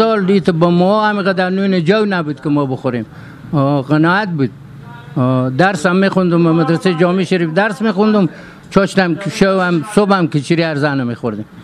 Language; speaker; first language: Persian; native; Persian